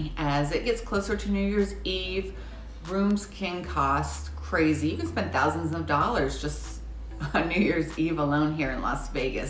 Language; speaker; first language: English; native; English